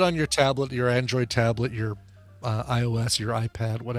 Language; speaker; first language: English; native; English